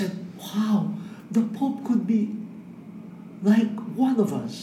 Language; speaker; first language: English; non-native, local second language; Filipino